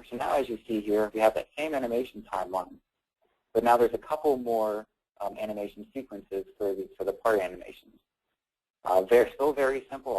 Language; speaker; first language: English; native; English